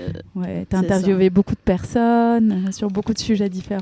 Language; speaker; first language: French; native; French